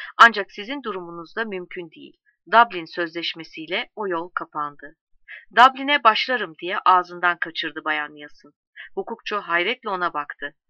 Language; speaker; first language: Turkish; native; Turkish